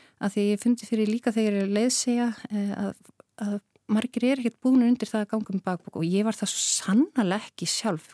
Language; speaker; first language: Icelandic; native; Icelandic